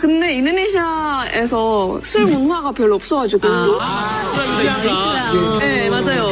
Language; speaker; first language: Korean; non-native, fluent; Indonesian